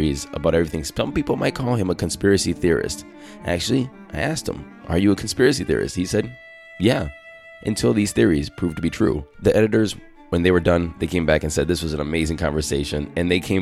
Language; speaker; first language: English; native; English